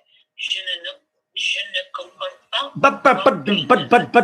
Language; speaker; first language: French; non-native, learner; Turkish